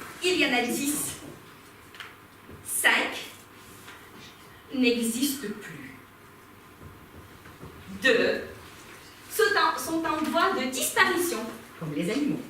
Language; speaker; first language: French; non-native, fluent; Ukrainian